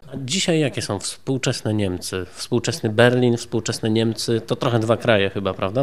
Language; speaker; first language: Polish; native; Polish